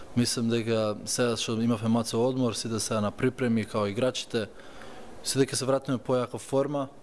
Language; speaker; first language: Macedonian; early bilingual, heritage; Macedonian